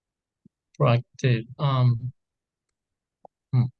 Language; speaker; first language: English; non-native, learner; Vietnamese